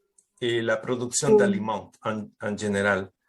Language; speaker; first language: French; non-native, fluent; Spanish